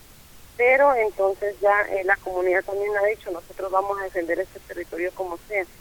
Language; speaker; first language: Spanish; native; Spanish